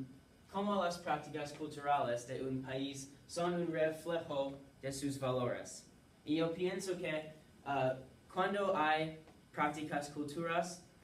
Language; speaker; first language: Spanish; non-native, learner; English